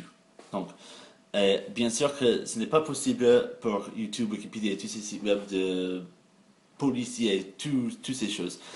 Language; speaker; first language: French; non-native, fluent; English